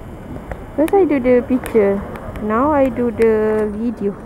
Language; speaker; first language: English; non-native, learner; Malay